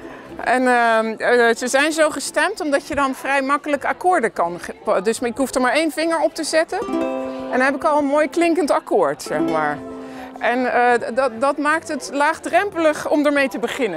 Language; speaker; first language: Dutch; native; Dutch